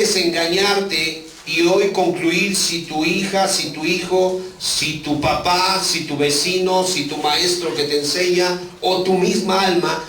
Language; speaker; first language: Spanish; native; Spanish